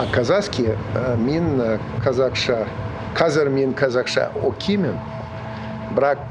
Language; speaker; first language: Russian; non-native, fluent; English